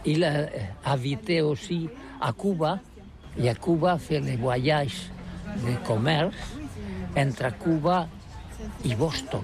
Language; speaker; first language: French; non-native, learner; Catalan